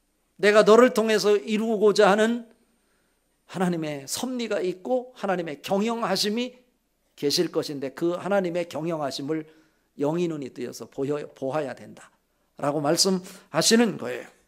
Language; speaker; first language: Korean; native; Korean